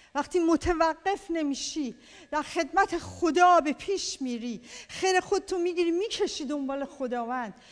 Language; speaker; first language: Persian; native; Persian